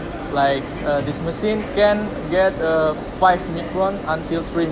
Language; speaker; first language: English; non-native, learner; Indonesian